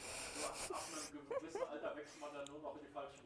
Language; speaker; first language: German; native; German